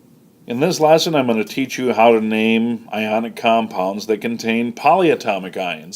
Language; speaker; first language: English; native; English